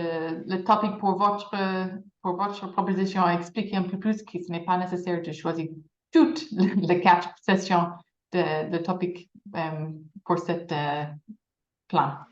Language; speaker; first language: French; non-native, fluent; English